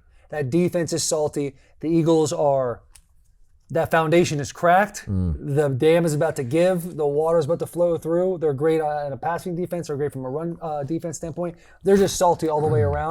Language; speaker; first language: English; native; English